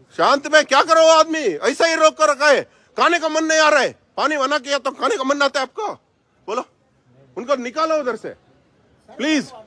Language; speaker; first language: Hindi; non-native, local second language; Kannada